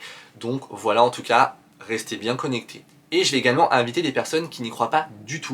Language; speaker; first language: French; native; French